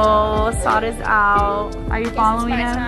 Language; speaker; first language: English; native; English